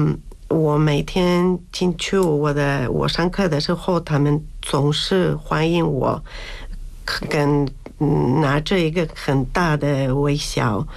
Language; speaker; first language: Chinese; non-native, learner; Spanish